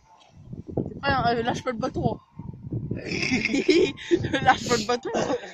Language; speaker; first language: French; native; French